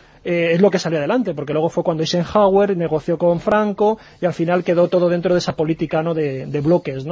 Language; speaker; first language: Spanish; native; Spanish